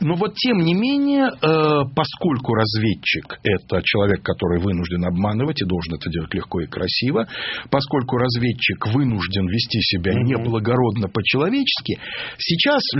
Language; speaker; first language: Russian; native; Russian